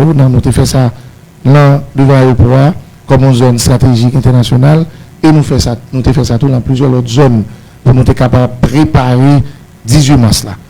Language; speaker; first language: Haitian Creole; native; Haitian Creole